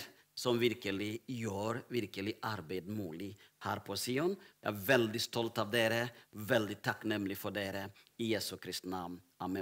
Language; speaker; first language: Norwegian; non-native, fluent; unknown